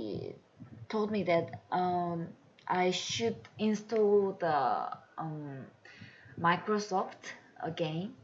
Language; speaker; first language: English; non-native, learner; Korean